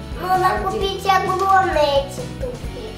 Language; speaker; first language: Russian; early bilingual, heritage; Russian